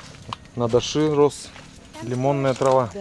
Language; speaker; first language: Russian; native; Russian